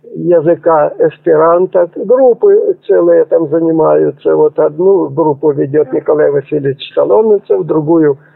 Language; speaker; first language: Russian; native; Russian